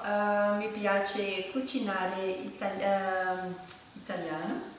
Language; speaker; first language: Italian; early bilingual, heritage; Italian